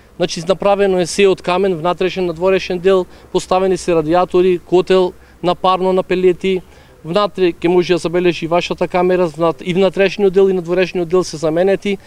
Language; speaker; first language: Macedonian; native; Macedonian